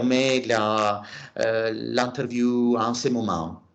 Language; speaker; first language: French; non-native, learner; Italian